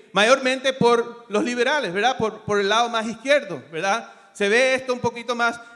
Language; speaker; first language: Spanish; early bilingual, other home language; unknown